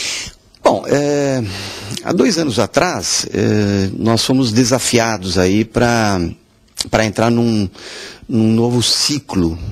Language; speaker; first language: Portuguese; native; Portuguese